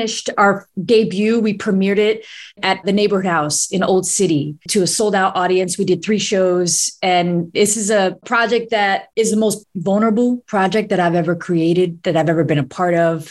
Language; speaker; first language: English; native; English